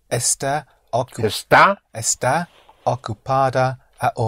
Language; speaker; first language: Spanish; non-native, learner; English